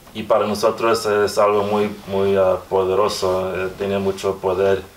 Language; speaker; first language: Spanish; early bilingual, other home language; English